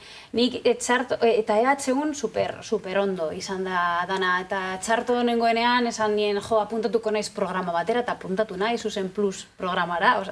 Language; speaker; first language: Basque; non-native, local second language; Spanish